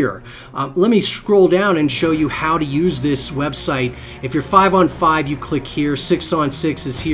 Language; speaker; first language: English; native; English